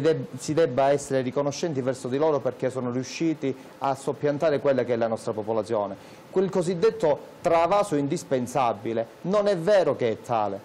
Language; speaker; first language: Italian; native; Italian